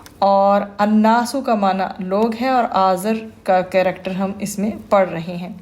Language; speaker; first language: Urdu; native; Urdu